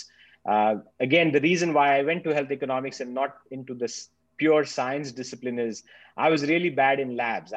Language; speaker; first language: English; non-native, local second language; Marathi